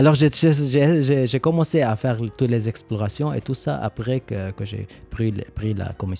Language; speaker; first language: French; non-native, learner; Arabic